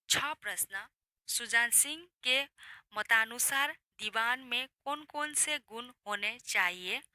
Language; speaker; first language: Hindi; non-native, local second language; Assamese